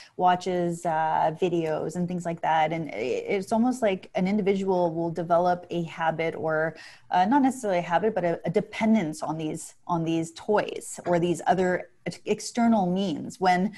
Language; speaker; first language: English; native; English